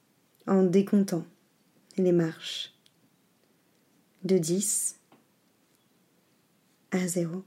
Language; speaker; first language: French; native; French